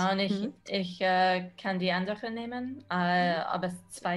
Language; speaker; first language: German; non-native, learner; English